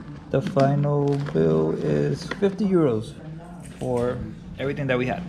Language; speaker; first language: English; native; English